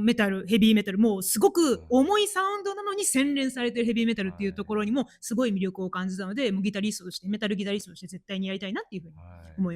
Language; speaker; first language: Japanese; native; Japanese